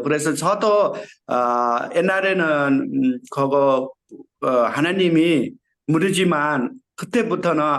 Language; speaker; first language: Korean; non-native, learner; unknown